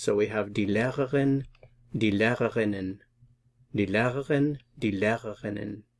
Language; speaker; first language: German; non-native, fluent; English